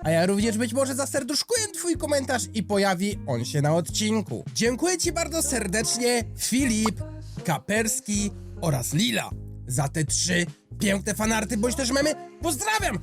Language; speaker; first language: Polish; native; Polish